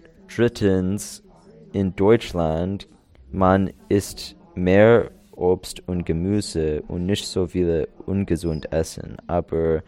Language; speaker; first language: German; non-native, learner; English